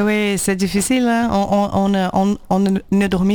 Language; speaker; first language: French; non-native, learner; Portuguese